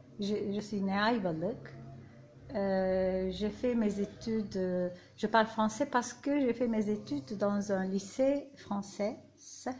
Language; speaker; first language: French; non-native, fluent; Turkish